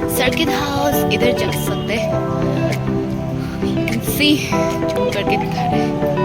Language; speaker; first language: Hindi; non-native, local second language; Assamese